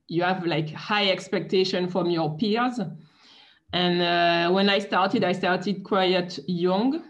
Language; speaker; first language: English; non-native, fluent; French